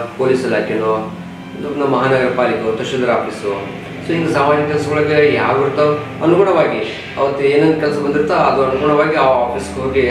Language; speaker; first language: Kannada; native; Kannada